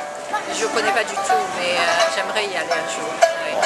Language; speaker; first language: French; native; French